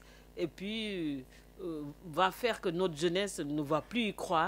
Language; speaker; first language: French; non-native, local second language; Wolof